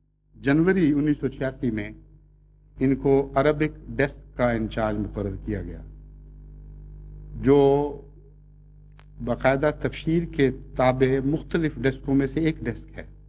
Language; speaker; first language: Urdu; native; Urdu